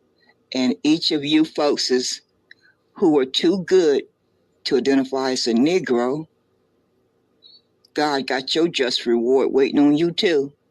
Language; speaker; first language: English; native; English